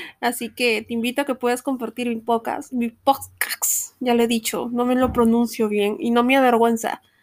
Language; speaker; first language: Spanish; native; Spanish